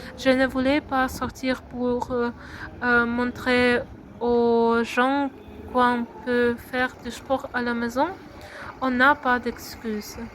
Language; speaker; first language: French; non-native, learner; Ukrainian